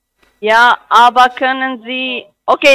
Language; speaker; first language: German; non-native, learner; Spanish